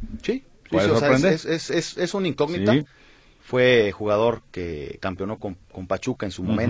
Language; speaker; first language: Spanish; native; Spanish